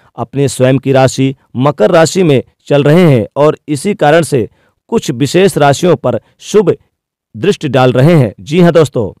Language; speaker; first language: Hindi; native; Hindi